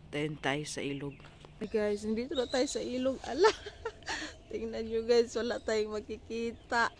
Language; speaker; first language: Filipino; non-native, local second language; Cebuano